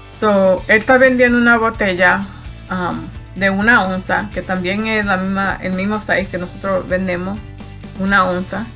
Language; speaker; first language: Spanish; early bilingual, heritage; Spanish